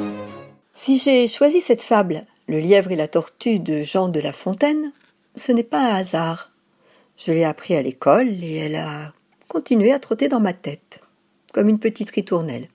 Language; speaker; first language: French; native; French